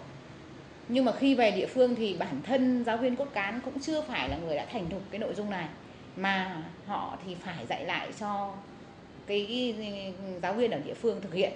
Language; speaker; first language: Vietnamese; native; Vietnamese